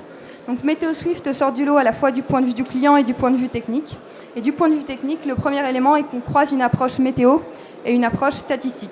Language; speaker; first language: French; native; French